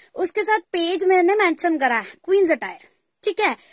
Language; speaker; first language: Hindi; native; Hindi